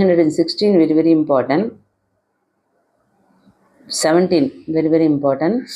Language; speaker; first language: Tamil; native; Tamil